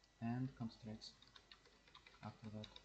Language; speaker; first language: English; non-native, learner; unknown